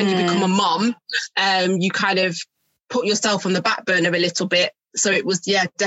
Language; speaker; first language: English; native; English